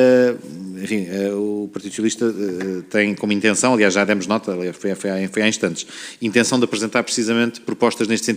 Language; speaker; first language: Portuguese; native; Portuguese